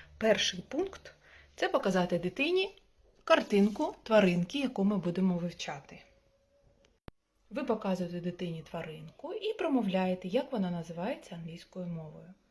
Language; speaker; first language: Ukrainian; native; Ukrainian